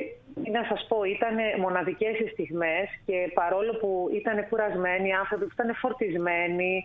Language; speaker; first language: Greek; native; Greek